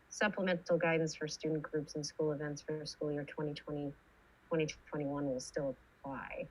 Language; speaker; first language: English; native; English